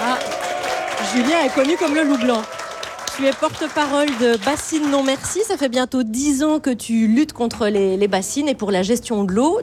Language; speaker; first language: French; native; French